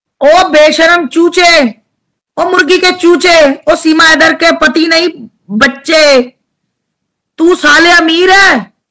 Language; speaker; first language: Hindi; native; Hindi